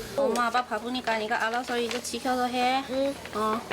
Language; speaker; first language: Korean; non-native, learner; Chinese